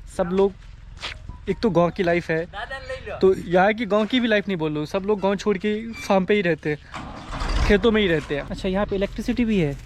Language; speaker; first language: Hindi; native; Hindi